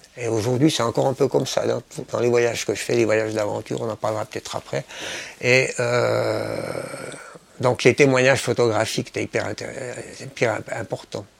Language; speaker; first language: French; native; French